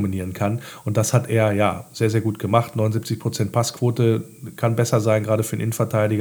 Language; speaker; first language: German; native; German